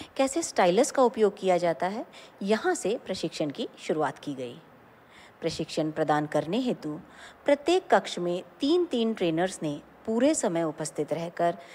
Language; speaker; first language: Hindi; native; Hindi